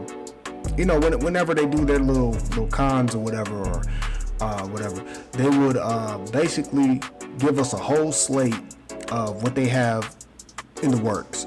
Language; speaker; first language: English; native; English